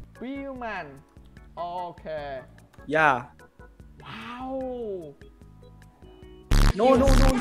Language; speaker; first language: English; non-native, learner; Vietnamese